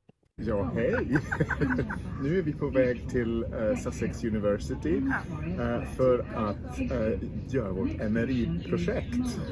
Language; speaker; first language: Swedish; native; Swedish